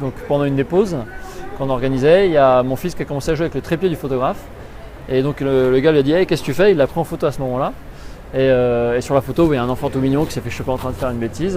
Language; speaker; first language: French; native; French